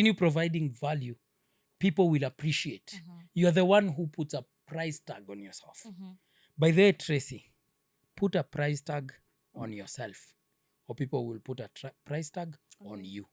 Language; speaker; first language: English; non-native, local second language; Swahili